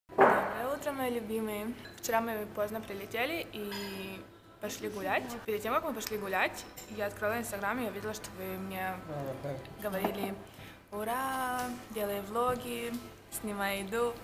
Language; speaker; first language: Russian; early bilingual, heritage; Russian